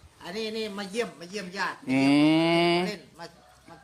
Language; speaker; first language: Thai; native; Thai